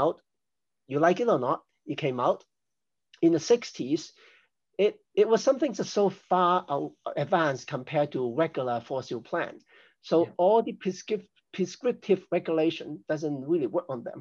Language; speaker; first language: English; non-native, local second language; Cantonese